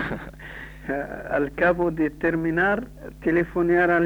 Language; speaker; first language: Spanish; non-native, learner; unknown